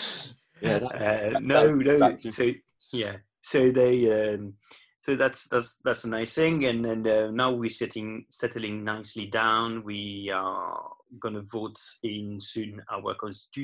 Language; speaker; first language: English; non-native, fluent; French